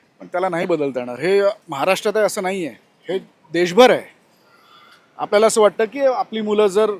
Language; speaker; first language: Marathi; non-native, local second language; Gujarati